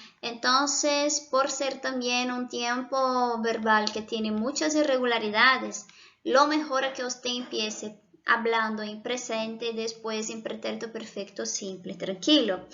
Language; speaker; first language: Spanish; non-native, fluent; Portuguese